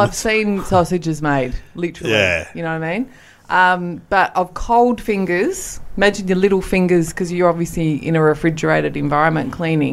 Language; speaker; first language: English; native; English